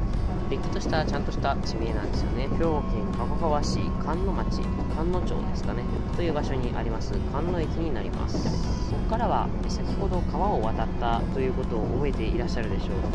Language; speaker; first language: Japanese; native; Japanese